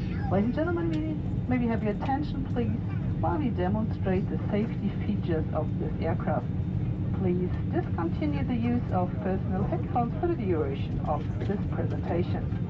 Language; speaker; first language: English; non-native, fluent; German